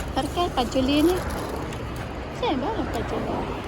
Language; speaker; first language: Italian; non-native, learner; Filipino